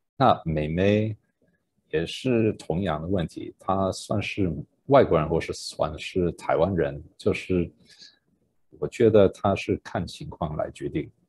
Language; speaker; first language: Chinese; non-native, fluent; English